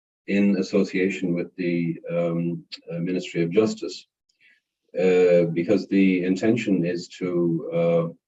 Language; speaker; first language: English; non-native, fluent; Irish